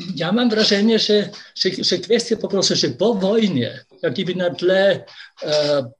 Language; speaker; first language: Polish; non-native, fluent; German